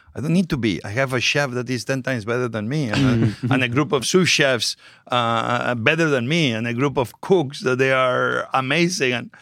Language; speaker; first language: English; non-native, fluent; Spanish